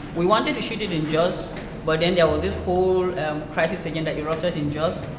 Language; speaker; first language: English; non-native, local second language; Hausa